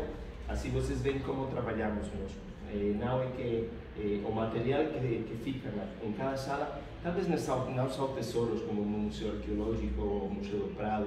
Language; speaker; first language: Portuguese; non-native, fluent; Spanish